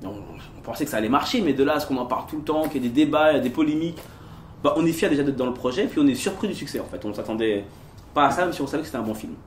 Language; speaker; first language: French; early bilingual, other home language; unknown